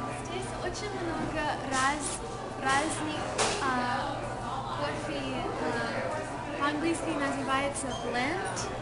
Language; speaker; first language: Russian; non-native, learner; English